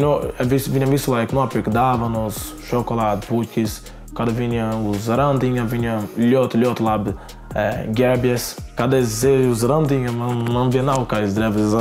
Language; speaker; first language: Latvian; non-native, learner; Portuguese